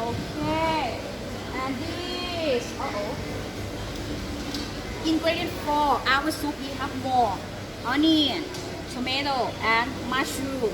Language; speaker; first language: English; non-native, learner; Thai